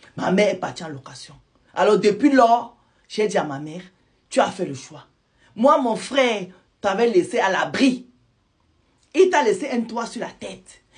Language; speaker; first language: French; non-native, local second language; Lingala